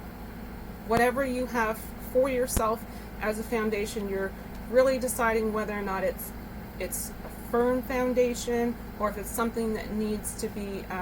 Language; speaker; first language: English; native; English